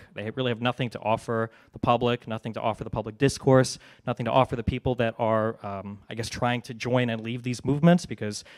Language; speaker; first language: English; native; English